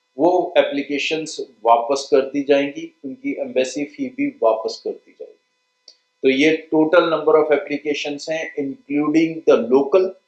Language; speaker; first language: Hindi; non-native, local second language; Punjabi